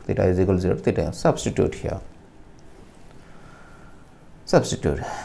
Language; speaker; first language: English; non-native, local second language; Telugu